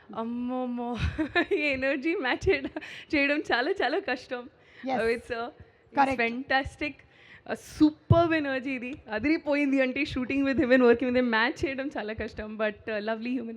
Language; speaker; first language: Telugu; non-native, local second language; Hindi